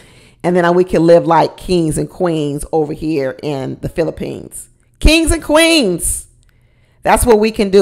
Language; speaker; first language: English; native; English